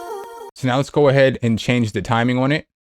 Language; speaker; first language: English; native; English